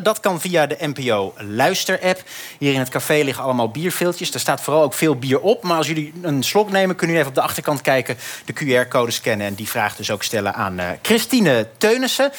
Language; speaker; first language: Dutch; native; Dutch